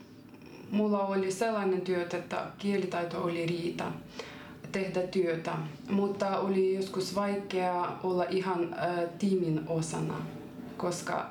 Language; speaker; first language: Finnish; non-native, fluent; Ukrainian